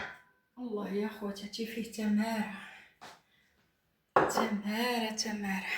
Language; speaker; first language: Arabic; native; Arabic